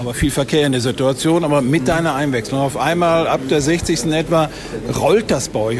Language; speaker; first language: German; native; German